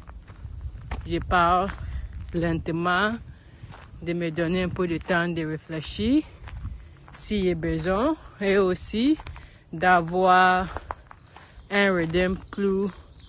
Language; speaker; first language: French; non-native, learner; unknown